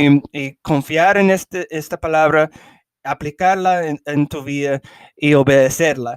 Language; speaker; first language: Spanish; early bilingual, heritage; English